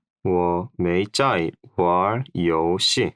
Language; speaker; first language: Chinese; non-native, learner; Korean